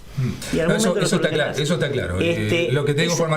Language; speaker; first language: Spanish; native; Spanish